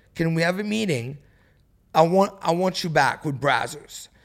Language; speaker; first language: English; early bilingual, other home language; French